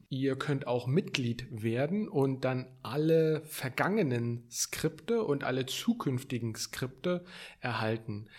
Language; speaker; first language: German; native; German